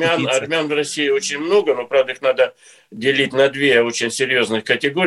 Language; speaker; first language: Russian; native; Russian